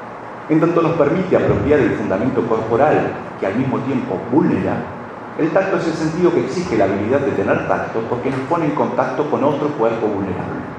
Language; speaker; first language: Spanish; native; Spanish